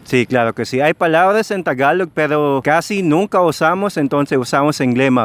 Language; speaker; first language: Spanish; non-native, fluent; Filipino